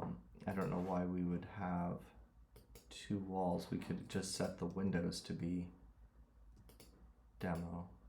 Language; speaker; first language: English; native; English